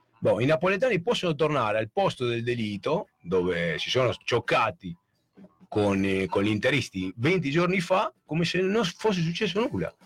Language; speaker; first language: Italian; native; Italian